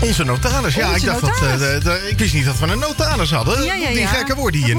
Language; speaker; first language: Dutch; native; Dutch